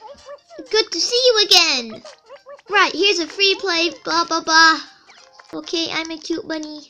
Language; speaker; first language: English; native; English